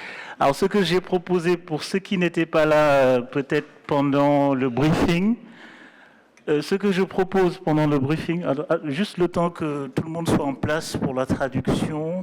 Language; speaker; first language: French; non-native, local second language; Wolof